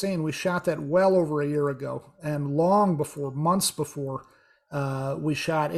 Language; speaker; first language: English; native; English